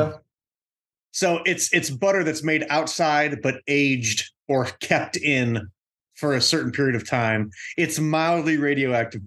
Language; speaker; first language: English; native; English